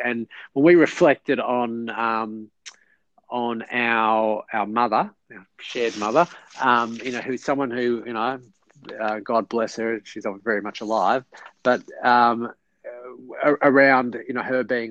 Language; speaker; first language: English; native; English